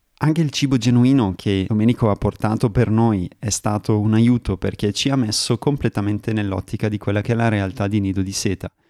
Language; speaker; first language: Italian; early bilingual, heritage; Italian